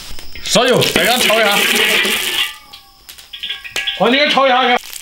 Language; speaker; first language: Chinese; native; Chinese